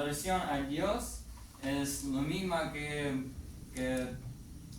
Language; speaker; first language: Spanish; non-native, learner; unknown